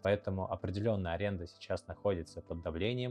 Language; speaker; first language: Russian; native; Russian